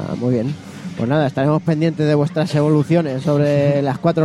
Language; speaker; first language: Spanish; native; Spanish